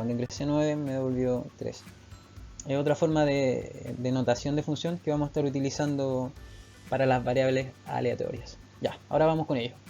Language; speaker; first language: Spanish; native; Spanish